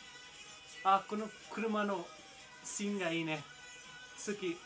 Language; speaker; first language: Japanese; non-native, fluent; Nepali